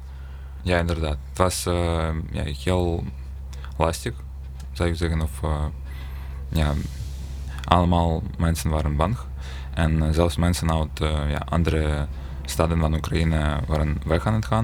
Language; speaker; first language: Dutch; non-native, fluent; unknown